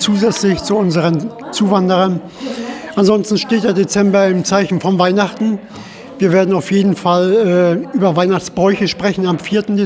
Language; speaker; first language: German; native; German